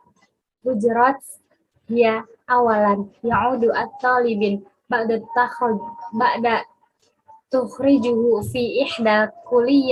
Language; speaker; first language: Arabic; non-native, learner; Indonesian